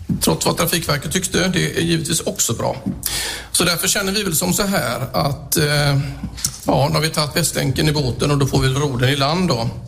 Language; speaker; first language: Swedish; native; Swedish